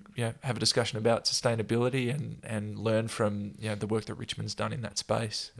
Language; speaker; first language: English; native; English